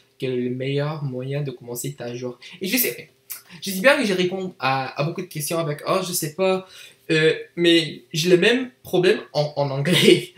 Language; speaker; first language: French; non-native, learner; English